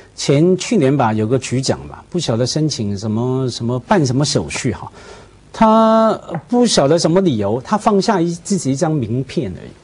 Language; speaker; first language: Chinese; non-native, fluent; Cantonese